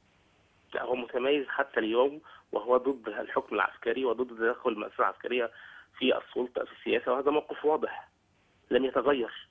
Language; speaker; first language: Arabic; native; Arabic